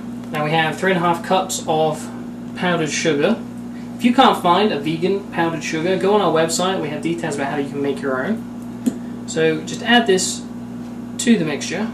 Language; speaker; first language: English; native; English